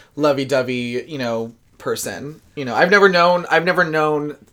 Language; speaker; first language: English; native; English